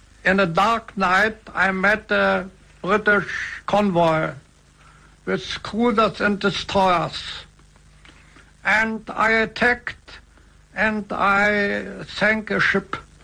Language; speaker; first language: English; non-native, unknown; German